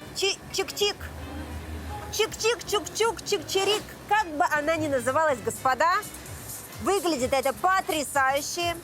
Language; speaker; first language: Russian; native; Russian